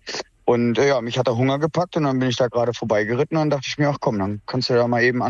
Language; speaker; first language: German; native; German